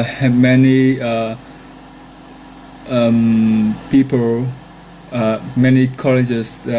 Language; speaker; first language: English; non-native, learner; Vietnamese